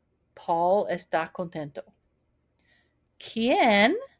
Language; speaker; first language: Spanish; non-native, fluent; English